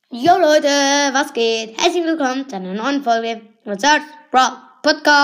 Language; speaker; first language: German; native; German